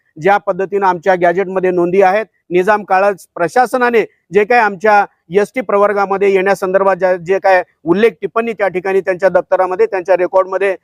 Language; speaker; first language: Marathi; non-native, local second language; Lambadi